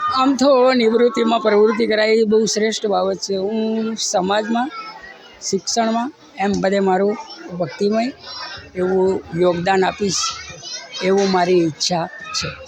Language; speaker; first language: Gujarati; native; Gujarati